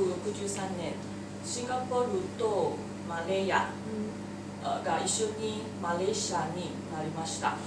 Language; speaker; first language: Japanese; non-native, learner; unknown